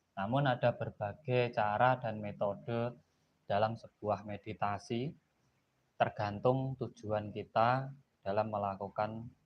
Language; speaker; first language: Indonesian; non-native, local second language; Javanese